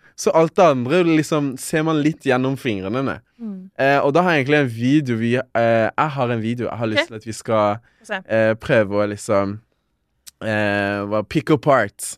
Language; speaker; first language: Norwegian; early bilingual, other home language; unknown